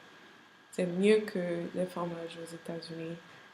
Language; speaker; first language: French; non-native, learner; English